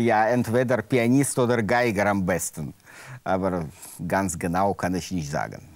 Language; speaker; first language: German; non-native, learner; Russian